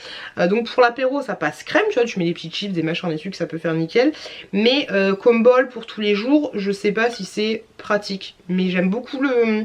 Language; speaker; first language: French; native; French